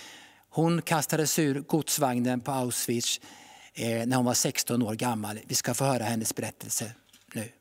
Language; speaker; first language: Swedish; native; Swedish